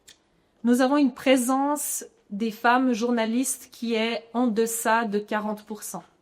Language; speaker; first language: French; native; French